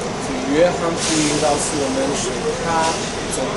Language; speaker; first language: Chinese; non-native, fluent; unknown